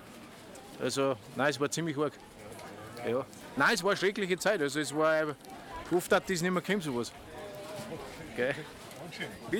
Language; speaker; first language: German; native; German